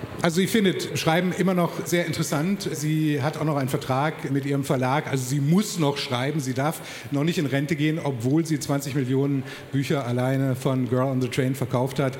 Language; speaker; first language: German; native; German